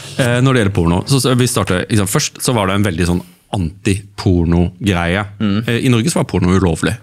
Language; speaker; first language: Norwegian; native; Norwegian